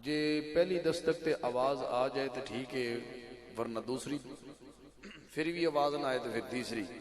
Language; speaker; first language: Urdu; non-native, local second language; Punjabi